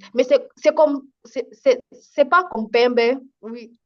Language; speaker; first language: French; non-native, fluent; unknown